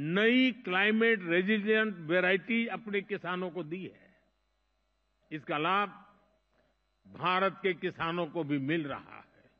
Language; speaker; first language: Hindi; non-native, local second language; Gujarati